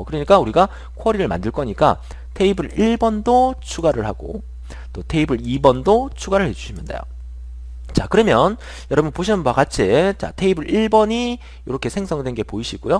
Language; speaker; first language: Korean; native; Korean